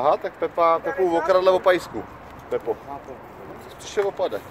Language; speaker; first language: Czech; native; Czech